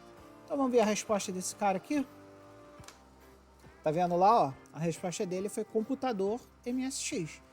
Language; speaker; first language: Portuguese; native; Portuguese